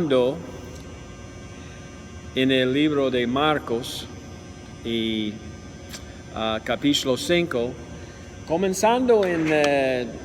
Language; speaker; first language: Spanish; non-native, learner; English